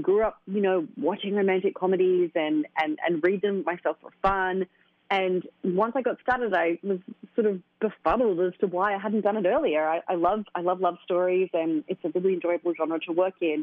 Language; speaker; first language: English; native; English